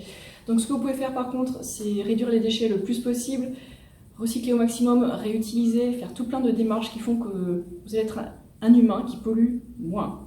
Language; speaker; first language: French; native; French